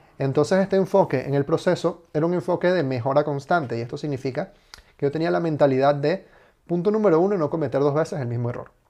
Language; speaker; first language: Spanish; native; Spanish